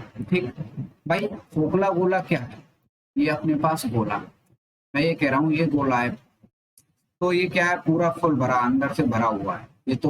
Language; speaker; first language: Hindi; native; Hindi